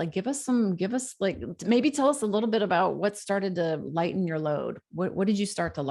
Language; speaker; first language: English; native; English